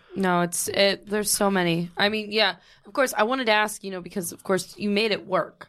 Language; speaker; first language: English; native; English